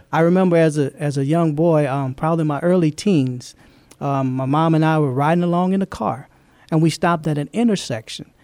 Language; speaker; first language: English; native; English